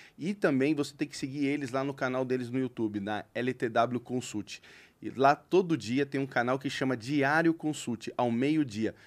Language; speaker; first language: Portuguese; native; Portuguese